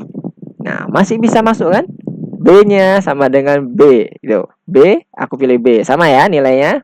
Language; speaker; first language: Indonesian; native; Indonesian